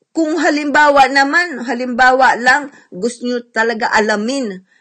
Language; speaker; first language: Filipino; non-native, local second language; Cebuano